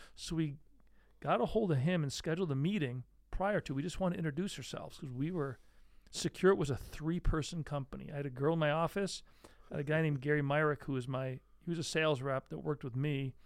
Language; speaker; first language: English; native; English